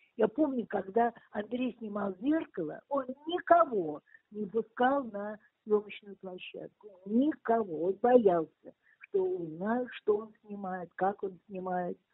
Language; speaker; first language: Russian; native; Russian